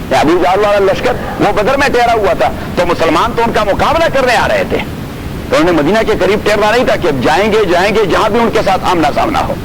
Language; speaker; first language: Urdu; non-native, local second language; Pashto